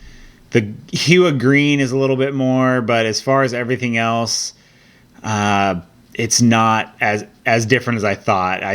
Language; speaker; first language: English; native; English